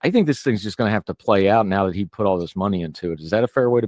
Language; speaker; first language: English; native; English